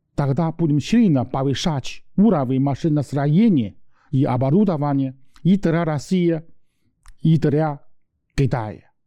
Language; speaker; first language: Russian; non-native, learner; Chinese